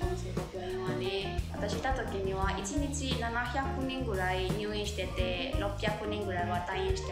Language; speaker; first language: Japanese; non-native, fluent; Burmese